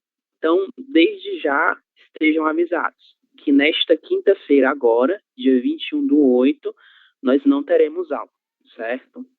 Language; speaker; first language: Portuguese; native; Portuguese